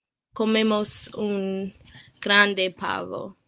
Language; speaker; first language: Spanish; non-native, learner; English